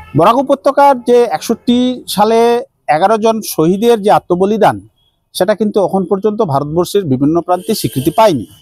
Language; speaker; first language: Bangla; non-native, local second language; Manipuri